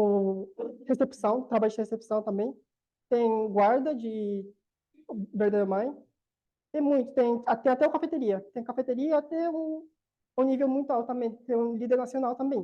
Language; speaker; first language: Portuguese; non-native, learner; Korean